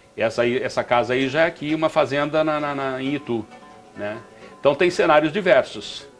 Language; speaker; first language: Portuguese; native; Portuguese